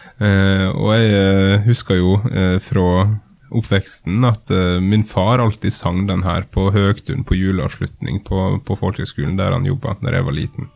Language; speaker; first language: Norwegian; native; Norwegian